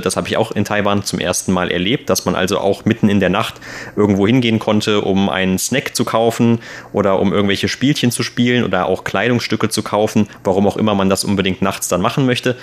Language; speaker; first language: German; native; German